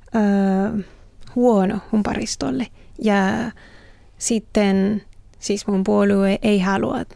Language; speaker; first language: Finnish; non-native, fluent; Spanish